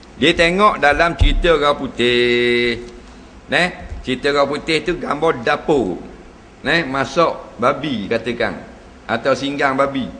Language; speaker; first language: Malay; native; Malay